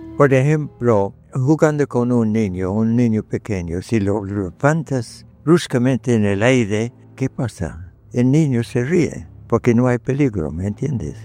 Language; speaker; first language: Spanish; non-native, fluent; English